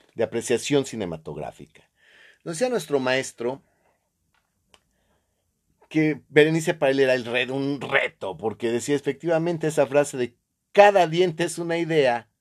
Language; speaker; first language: Spanish; native; Spanish